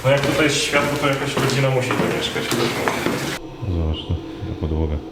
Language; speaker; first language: Polish; native; Polish